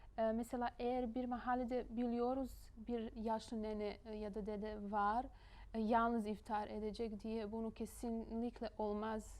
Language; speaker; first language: Turkish; non-native, fluent; Bosnian